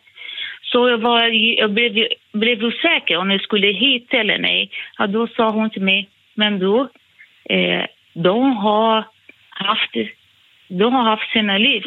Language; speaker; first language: Swedish; non-native, fluent; Portuguese